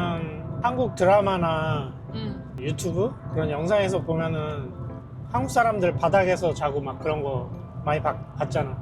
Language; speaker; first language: Korean; native; Korean